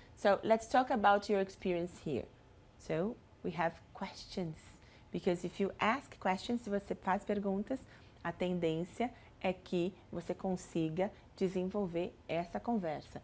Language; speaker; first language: Portuguese; native; Portuguese